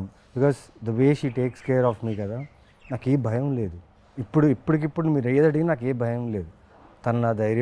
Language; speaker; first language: Telugu; native; Telugu